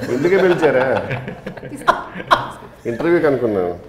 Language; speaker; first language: Telugu; native; Telugu